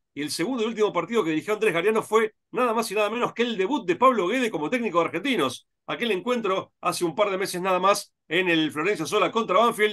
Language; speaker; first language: Spanish; native; Spanish